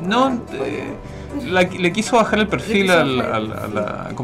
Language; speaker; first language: Spanish; native; Spanish